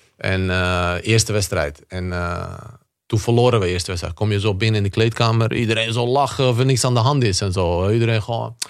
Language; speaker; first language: Dutch; early bilingual, other home language; Bosnian